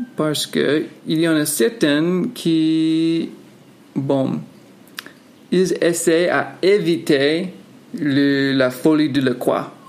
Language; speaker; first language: French; non-native, fluent; English